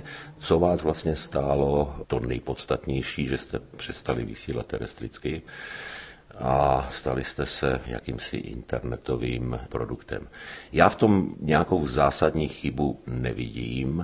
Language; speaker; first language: Czech; native; Czech